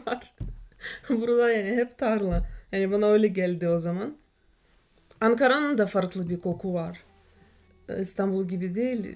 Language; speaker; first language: Turkish; non-native, fluent; Russian